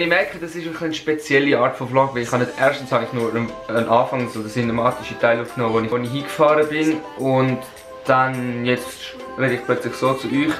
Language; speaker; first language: German; native; German